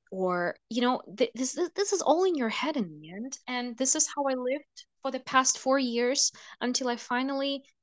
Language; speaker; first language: English; non-native, fluent; Russian